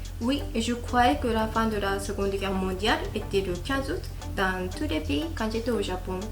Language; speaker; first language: French; non-native, fluent; Japanese